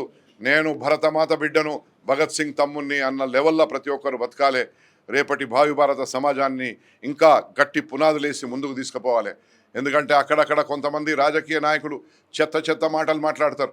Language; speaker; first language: Telugu; native; Telugu